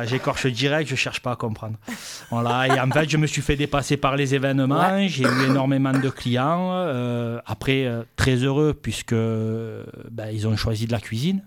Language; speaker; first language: French; native; French